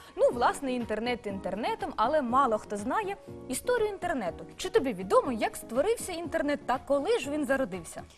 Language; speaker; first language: Ukrainian; native; Ukrainian